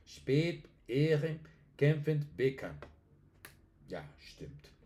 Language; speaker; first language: German; non-native, learner; Spanish